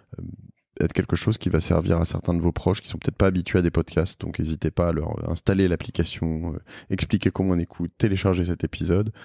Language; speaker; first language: French; native; French